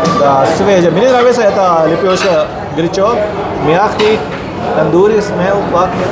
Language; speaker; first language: Russian; non-native, learner; Hindi